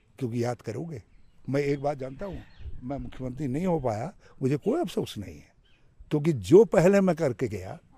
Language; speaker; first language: Hindi; native; Hindi